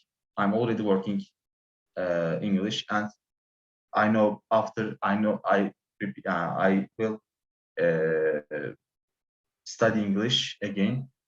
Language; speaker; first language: English; non-native, learner; Turkish